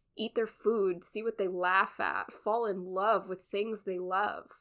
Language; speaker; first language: English; native; English